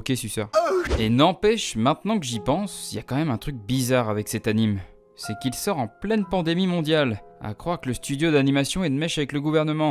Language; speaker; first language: French; native; French